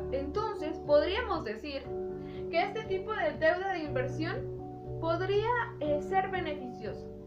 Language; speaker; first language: Spanish; native; Spanish